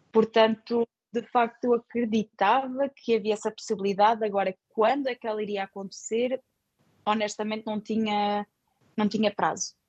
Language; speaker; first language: Portuguese; native; Portuguese